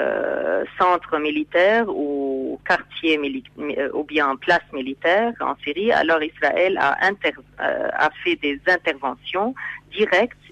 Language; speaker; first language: French; non-native, fluent; Arabic